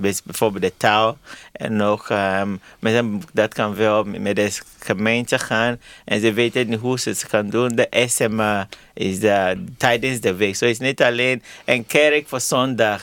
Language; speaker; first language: Dutch; non-native, learner; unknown